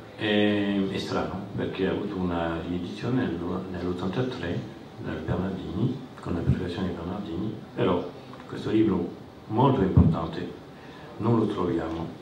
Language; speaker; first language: Italian; non-native, fluent; French